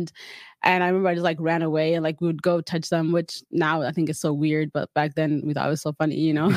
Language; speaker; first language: English; early bilingual, other home language; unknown